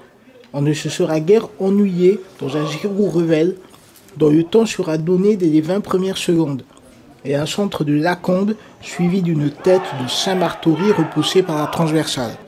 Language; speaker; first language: French; native; French